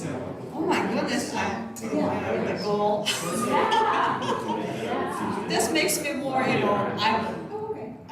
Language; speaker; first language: English; non-native, learner; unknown